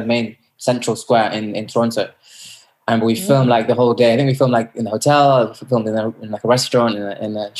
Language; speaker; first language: English; native; English